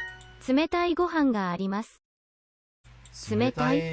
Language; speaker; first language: Japanese; non-native, learner; English